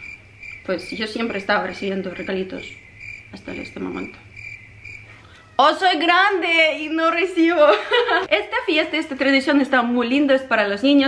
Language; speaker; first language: Spanish; non-native, fluent; Ukrainian